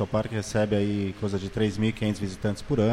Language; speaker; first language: Portuguese; native; Portuguese